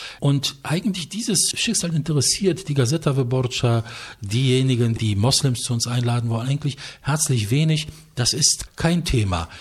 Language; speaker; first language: German; non-native, fluent; Polish